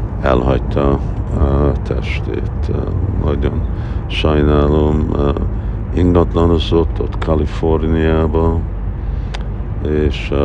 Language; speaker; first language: Hungarian; early bilingual, heritage; Hungarian